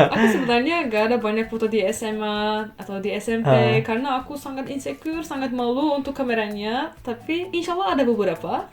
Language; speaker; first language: Indonesian; non-native, fluent; Turkish